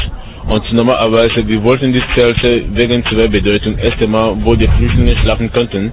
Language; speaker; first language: German; non-native, learner; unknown